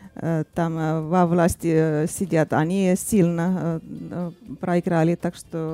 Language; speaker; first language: Russian; non-native, fluent; Finnish